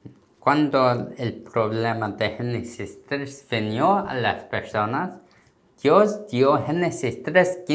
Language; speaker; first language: Spanish; non-native, learner; Korean